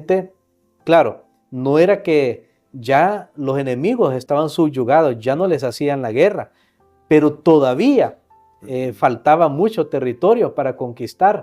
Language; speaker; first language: Spanish; native; Spanish